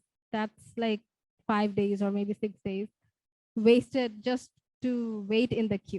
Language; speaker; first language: English; non-native, local second language; Bangla